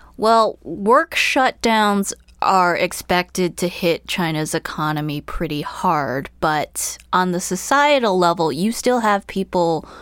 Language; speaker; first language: English; early bilingual, other home language; Chinese